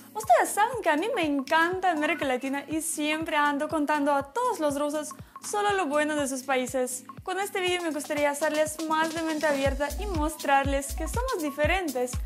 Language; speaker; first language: Spanish; non-native, fluent; Russian